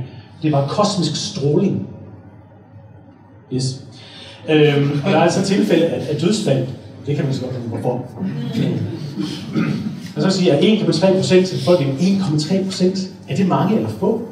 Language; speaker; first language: Danish; native; Danish